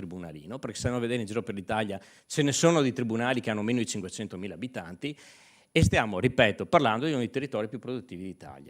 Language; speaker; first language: Italian; native; Italian